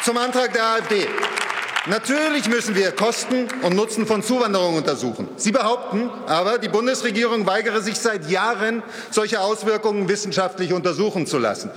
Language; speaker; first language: German; native; German